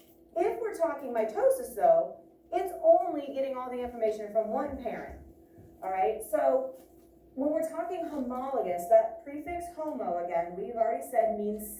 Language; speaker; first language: English; native; English